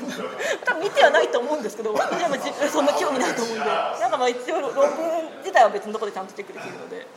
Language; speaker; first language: Japanese; native; Japanese